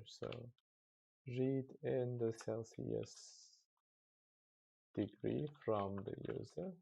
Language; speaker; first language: English; non-native, fluent; Turkish